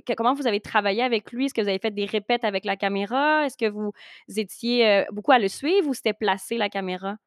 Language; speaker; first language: French; native; French